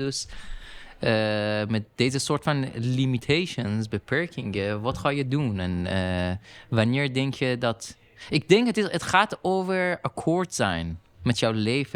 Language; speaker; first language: Dutch; non-native, learner; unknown